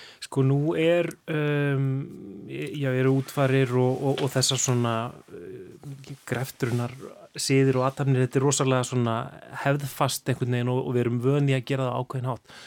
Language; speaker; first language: Icelandic; native; Icelandic